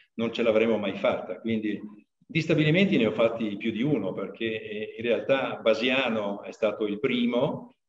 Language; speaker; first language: Italian; early bilingual, other home language; Portuguese